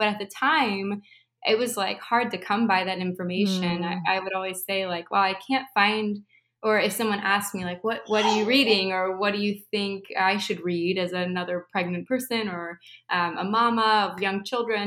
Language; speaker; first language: English; native; English